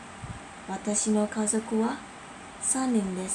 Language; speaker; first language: Japanese; non-native, fluent; Indonesian